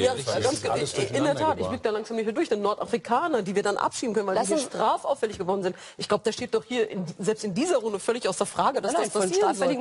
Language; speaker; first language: German; early bilingual, other home language; Arabic